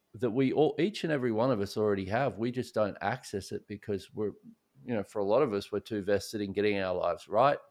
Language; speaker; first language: English; native; English